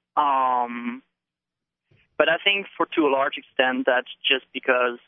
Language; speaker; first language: English; non-native, fluent; Dutch